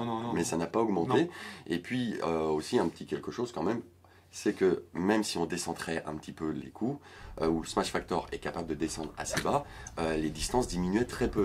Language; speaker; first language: French; native; French